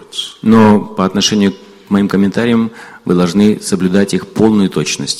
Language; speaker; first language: Russian; native; Russian